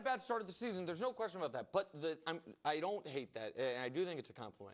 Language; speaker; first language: English; native; English